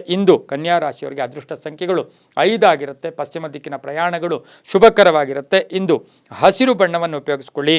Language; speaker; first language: Kannada; native; Kannada